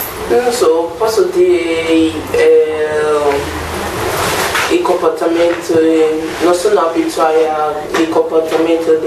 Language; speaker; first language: Italian; non-native, learner; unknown